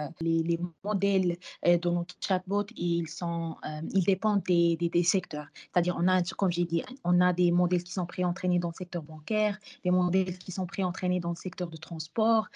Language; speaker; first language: French; non-native, local second language; Arabic